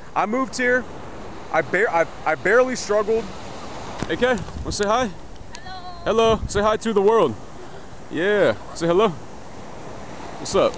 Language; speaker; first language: English; native; English